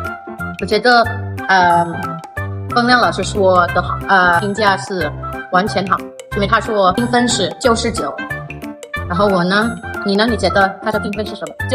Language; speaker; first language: Chinese; non-native, fluent; Filipino